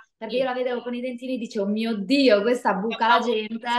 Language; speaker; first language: Italian; native; Italian